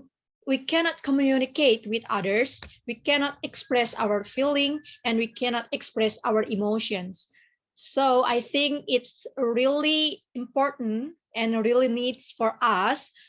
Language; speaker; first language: English; non-native, learner; Indonesian